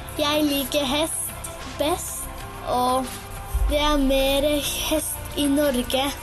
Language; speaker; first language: Norwegian; early bilingual, heritage; Japanese